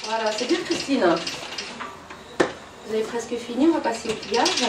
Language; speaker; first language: French; native; French